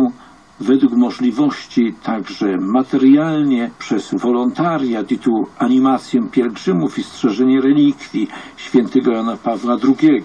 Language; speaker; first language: Polish; native; Polish